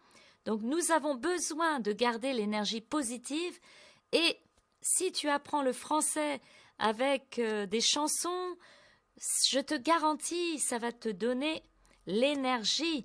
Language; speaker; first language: French; native; French